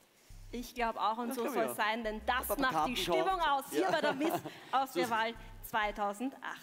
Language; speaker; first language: German; native; German